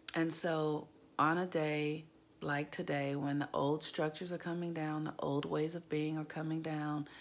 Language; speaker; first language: English; native; English